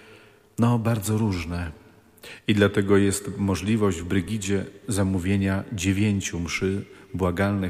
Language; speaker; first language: Polish; native; Polish